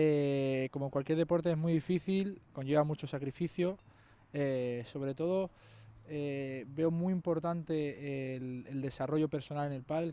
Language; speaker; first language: Spanish; native; Spanish